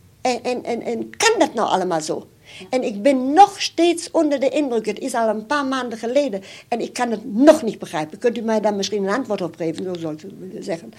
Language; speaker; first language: Dutch; non-native, fluent; German